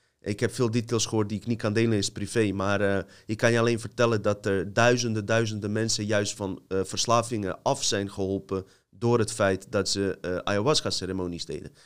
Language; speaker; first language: Dutch; native; Dutch